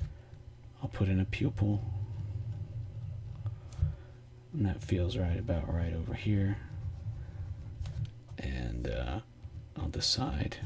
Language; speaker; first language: English; native; English